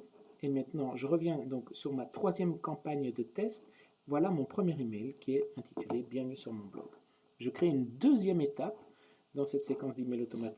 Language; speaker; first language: French; native; French